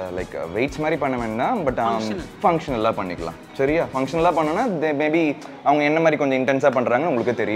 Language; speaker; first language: Tamil; native; Tamil